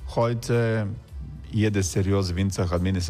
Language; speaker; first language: German; non-native, fluent; Croatian